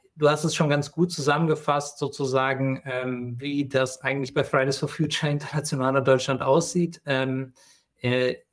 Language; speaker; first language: German; native; German